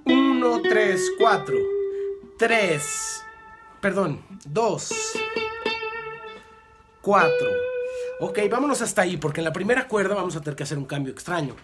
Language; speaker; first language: Spanish; native; Spanish